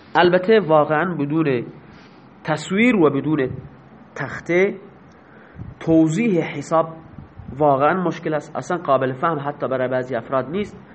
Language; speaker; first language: Persian; non-native, local second language; Baluchi